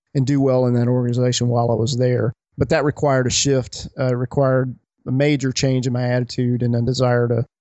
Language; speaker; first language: English; native; English